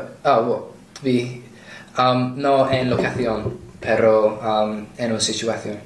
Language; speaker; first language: Spanish; non-native, learner; English